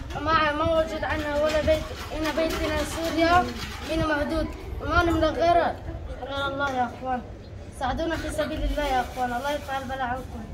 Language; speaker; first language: Arabic; native; Arabic